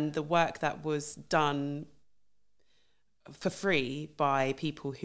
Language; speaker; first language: English; native; English